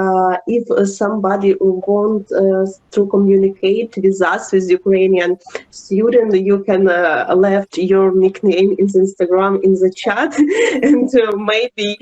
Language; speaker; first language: English; non-native, learner; Ukrainian